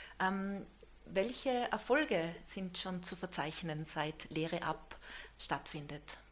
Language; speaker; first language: German; native; German